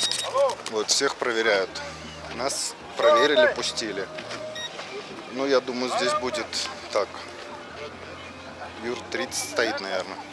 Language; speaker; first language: Russian; native; Russian